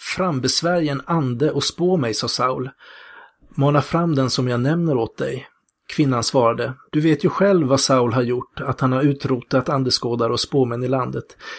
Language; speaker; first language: Swedish; native; Swedish